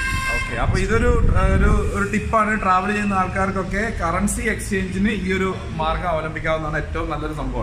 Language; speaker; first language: Malayalam; native; Malayalam